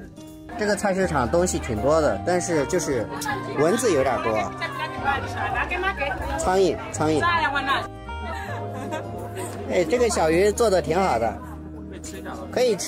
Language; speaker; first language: Chinese; non-native, fluent; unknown